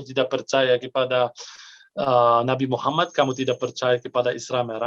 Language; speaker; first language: Indonesian; non-native, fluent; Arabic